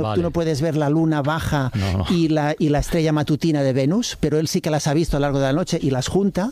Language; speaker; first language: Spanish; native; Spanish